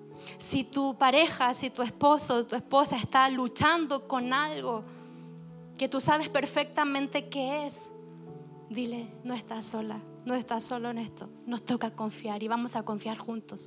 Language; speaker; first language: Spanish; native; Spanish